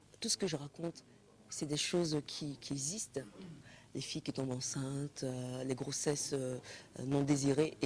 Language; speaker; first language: French; early bilingual, other home language; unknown